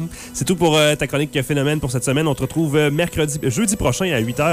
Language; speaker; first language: French; native; French